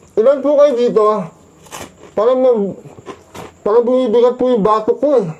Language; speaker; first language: Filipino; native; Filipino